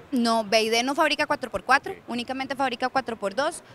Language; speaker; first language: Spanish; native; Spanish